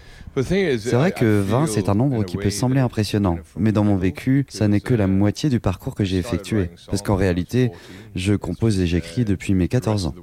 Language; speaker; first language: French; native; French